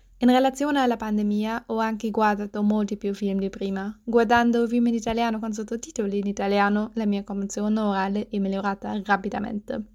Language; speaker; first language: Italian; non-native, learner; German